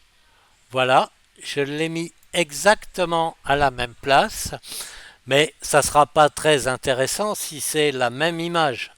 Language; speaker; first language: French; native; French